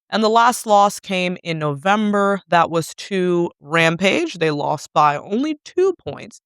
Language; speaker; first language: English; native; English